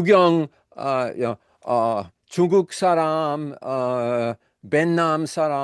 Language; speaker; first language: Korean; non-native, learner; English